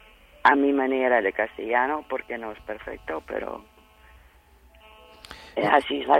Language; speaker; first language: Spanish; non-native, learner; Dutch